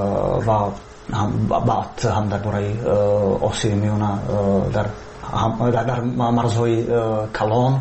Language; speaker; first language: Persian; non-native, fluent; Czech